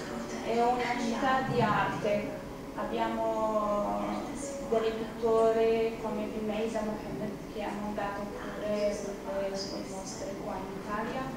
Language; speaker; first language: Italian; non-native, fluent; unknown